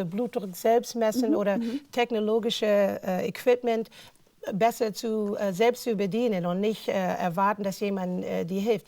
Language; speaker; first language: German; non-native, fluent; English